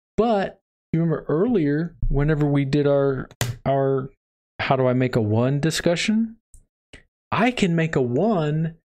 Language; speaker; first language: English; native; English